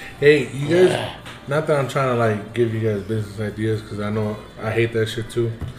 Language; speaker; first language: English; early bilingual, other home language; Spanish